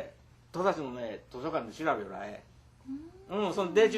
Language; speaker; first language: Japanese; native; Japanese